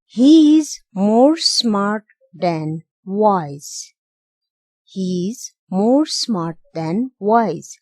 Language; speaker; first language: English; non-native, local second language; Nepali